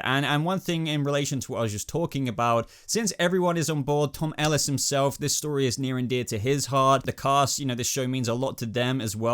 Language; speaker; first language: English; native; English